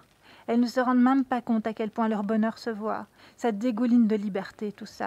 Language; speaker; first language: French; native; French